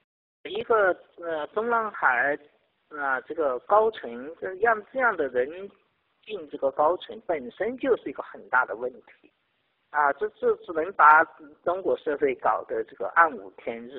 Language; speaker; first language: Chinese; native; Chinese